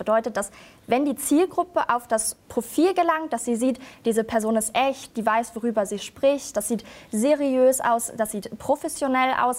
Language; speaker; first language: German; native; German